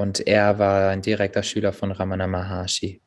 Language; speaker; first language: German; native; German